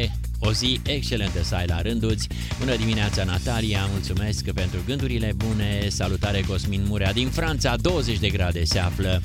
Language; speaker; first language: Romanian; native; Romanian